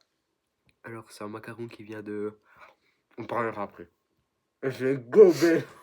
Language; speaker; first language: French; native; French